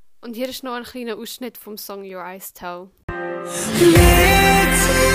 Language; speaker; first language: German; native; German